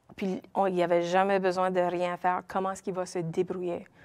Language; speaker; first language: French; native; French